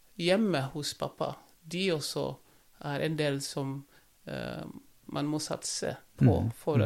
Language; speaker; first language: Norwegian; non-native, fluent; Wolof